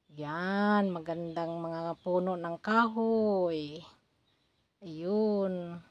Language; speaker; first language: Filipino; non-native, local second language; Cebuano